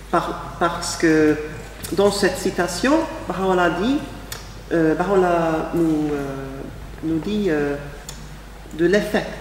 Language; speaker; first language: French; non-native, fluent; English